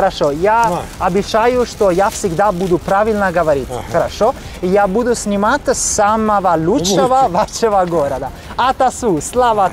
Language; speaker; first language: Russian; non-native, learner; Italian